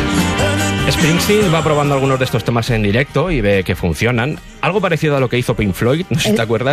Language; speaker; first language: Spanish; native; Spanish